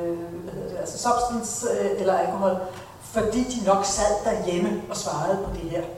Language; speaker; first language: Danish; native; Danish